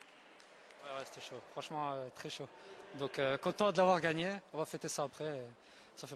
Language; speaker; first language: French; native; French